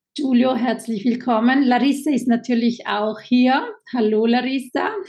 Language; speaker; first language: German; native; German